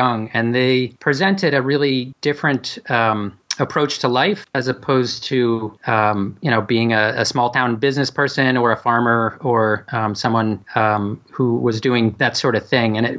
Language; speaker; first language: English; native; English